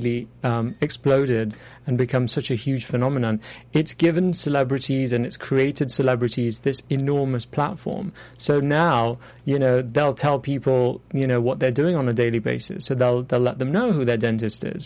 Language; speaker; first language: English; native; English